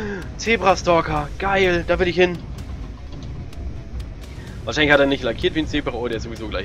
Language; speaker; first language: German; native; German